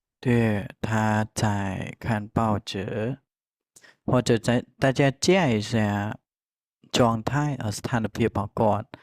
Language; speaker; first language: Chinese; non-native, fluent; Khmer